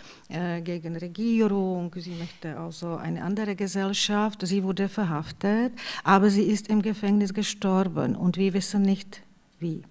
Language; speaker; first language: German; non-native, fluent; Czech